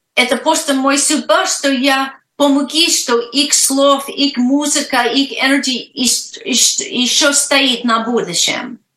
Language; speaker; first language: Russian; non-native, learner; English